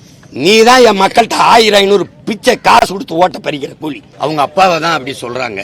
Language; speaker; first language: Tamil; native; Tamil